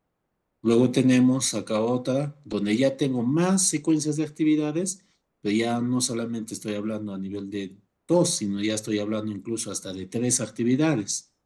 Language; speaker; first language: Spanish; native; Spanish